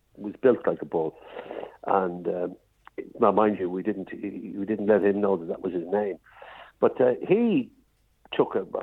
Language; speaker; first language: English; native; English